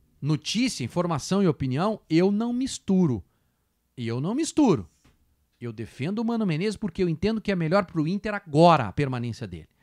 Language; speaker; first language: Portuguese; native; Portuguese